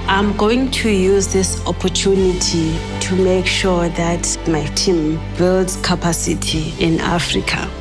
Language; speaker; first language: English; non-native, local second language; Zulu